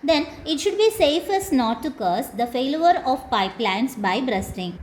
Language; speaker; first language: English; non-native, local second language; Malayalam